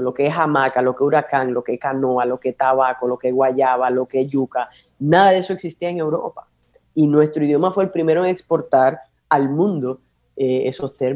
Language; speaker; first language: Spanish; native; Spanish